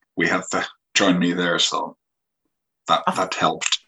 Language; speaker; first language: English; non-native, fluent; Finnish